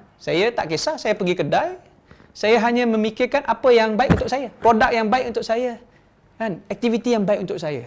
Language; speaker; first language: Malay; non-native, local second language; Chinese